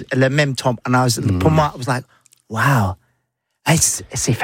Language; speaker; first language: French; non-native, learner; English